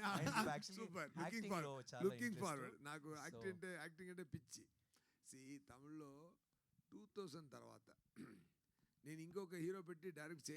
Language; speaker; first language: Telugu; non-native, learner; Tamil